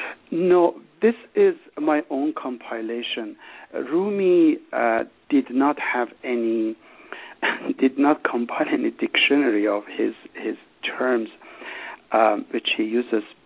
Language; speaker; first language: English; non-native, fluent; Persian